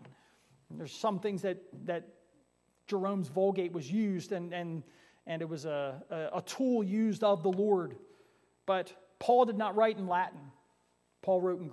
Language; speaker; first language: English; native; English